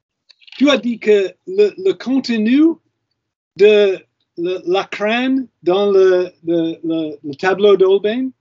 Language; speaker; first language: French; non-native, fluent; English